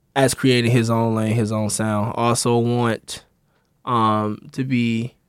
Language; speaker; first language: English; native; English